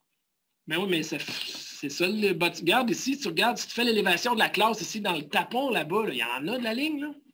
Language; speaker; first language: French; native; French